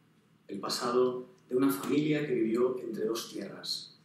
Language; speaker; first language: Spanish; native; Spanish